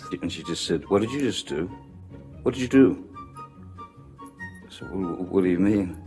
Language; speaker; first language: English; native; English